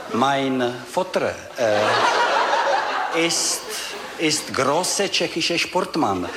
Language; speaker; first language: German; non-native, learner; Czech